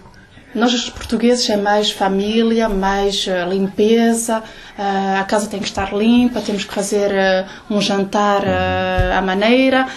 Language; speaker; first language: Portuguese; early bilingual, heritage; Portuguese